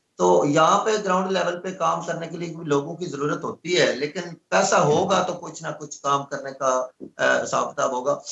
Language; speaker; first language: Urdu; non-native, local second language; Punjabi